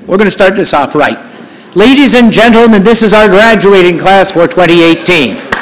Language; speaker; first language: English; native; English